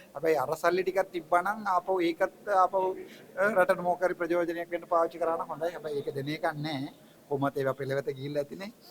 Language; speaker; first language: Sinhala; non-native, local second language; Tamil